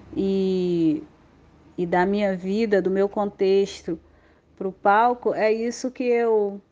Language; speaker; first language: Portuguese; native; Portuguese